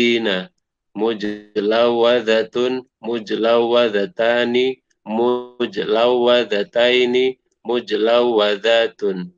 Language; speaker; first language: Arabic; non-native, learner; Indonesian